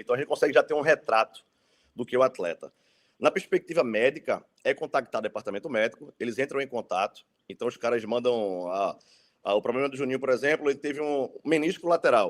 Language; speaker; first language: Portuguese; native; Portuguese